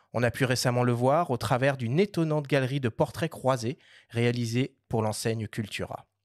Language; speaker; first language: French; native; French